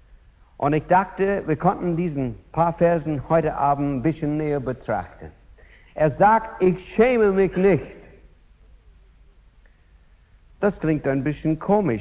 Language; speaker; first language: German; non-native, fluent; English